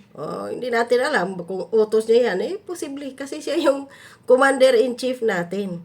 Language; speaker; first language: Filipino; non-native, local second language; Cebuano